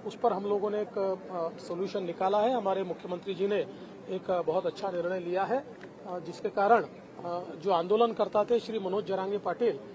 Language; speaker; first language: Hindi; non-native, local second language; Marathi